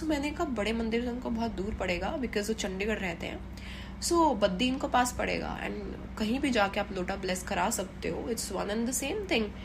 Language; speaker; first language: Hindi; native; Hindi